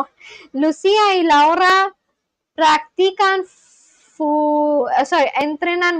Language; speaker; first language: Spanish; non-native, learner; Bangla